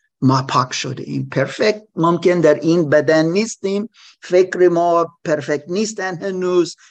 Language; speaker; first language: Persian; non-native, learner; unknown